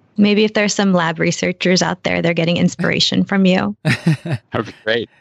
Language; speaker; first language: English; early bilingual, other home language; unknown